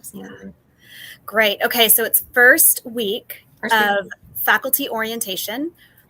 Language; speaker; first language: English; native; English